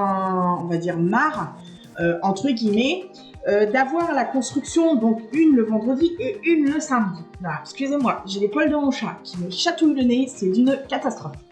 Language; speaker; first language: French; native; French